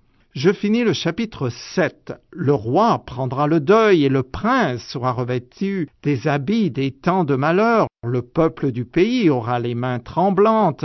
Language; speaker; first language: French; native; French